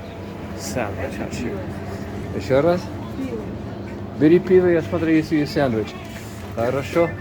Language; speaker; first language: Russian; non-native, learner; English